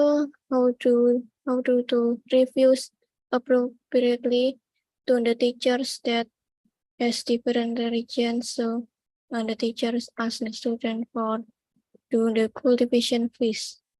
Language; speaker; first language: English; non-native, learner; Indonesian